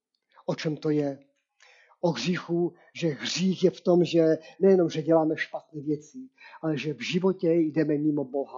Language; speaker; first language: Czech; non-native, local second language; Polish